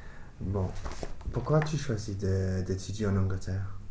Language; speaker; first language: French; non-native, fluent; English